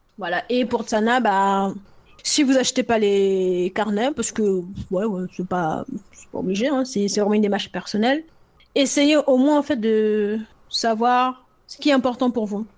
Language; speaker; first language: French; native; French